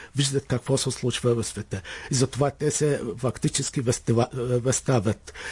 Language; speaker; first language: Bulgarian; non-native, fluent; Arabic